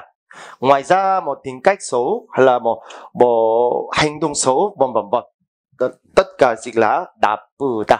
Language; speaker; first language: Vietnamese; non-native, fluent; Korean